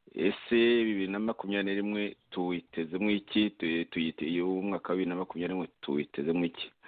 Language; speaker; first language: Kinyarwanda; native; Kinyarwanda